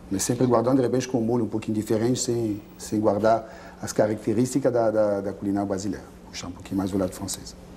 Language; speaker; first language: Portuguese; non-native, fluent; French